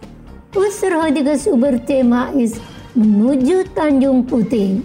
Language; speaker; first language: German; non-native, fluent; Indonesian